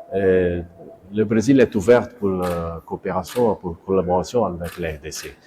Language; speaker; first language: French; non-native, fluent; Portuguese